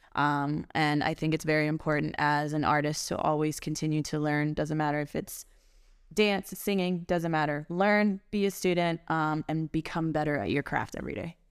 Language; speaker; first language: English; early bilingual, other home language; German